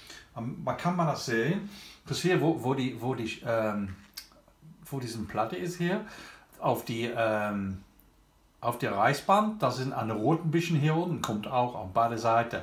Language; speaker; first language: German; non-native, learner; English